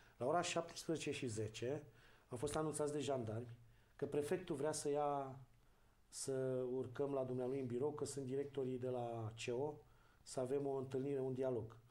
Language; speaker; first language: Romanian; native; Romanian